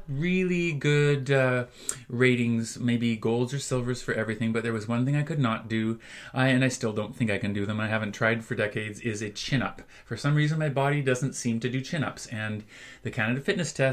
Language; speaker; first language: English; native; English